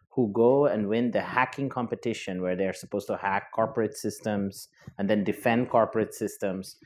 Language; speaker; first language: English; non-native, fluent; Portuguese